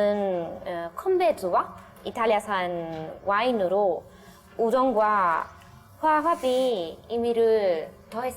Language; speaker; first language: Korean; non-native, learner; Italian